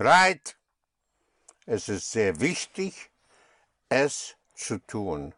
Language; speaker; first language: German; non-native, fluent; English